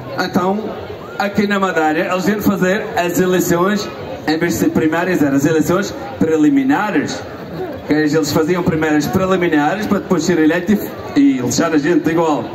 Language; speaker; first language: Portuguese; early bilingual, heritage; Portuguese